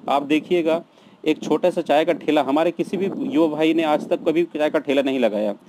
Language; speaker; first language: Hindi; native; Hindi